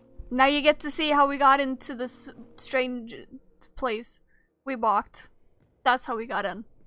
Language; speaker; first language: English; non-native, fluent; Swedish